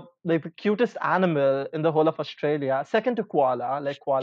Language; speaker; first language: English; non-native, local second language; Hindi